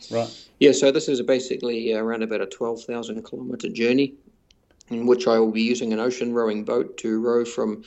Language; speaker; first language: English; native; English